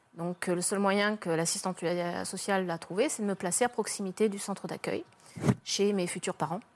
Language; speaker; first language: French; native; French